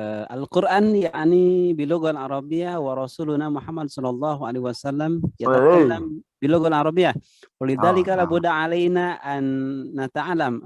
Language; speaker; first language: Arabic; non-native, learner; Indonesian